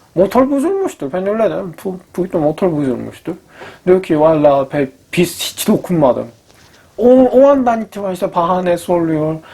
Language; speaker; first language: Turkish; non-native, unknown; Korean